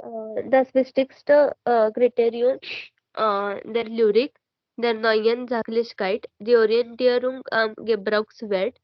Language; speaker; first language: German; non-native, learner; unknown